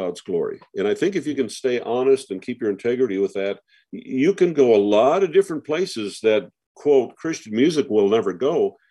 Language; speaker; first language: English; native; English